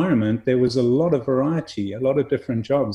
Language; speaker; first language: English; native; English